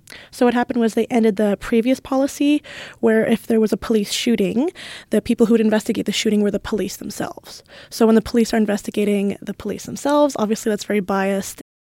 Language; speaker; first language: English; native; English